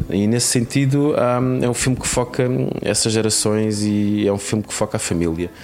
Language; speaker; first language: Portuguese; native; Portuguese